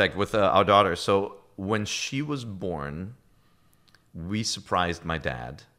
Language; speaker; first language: English; non-native, fluent; German